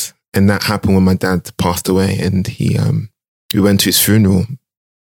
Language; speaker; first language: English; non-native, local second language; Akan